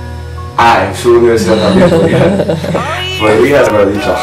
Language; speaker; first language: Spanish; native; Spanish